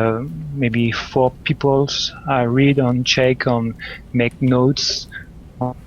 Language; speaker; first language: English; non-native, learner; French